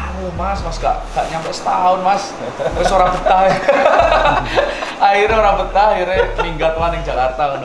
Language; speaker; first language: Indonesian; non-native, local second language; Javanese